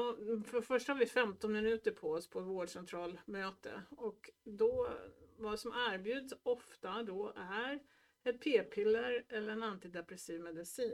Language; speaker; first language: Swedish; native; Swedish